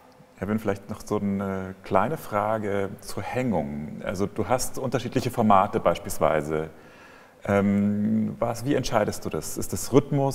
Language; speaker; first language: German; native; German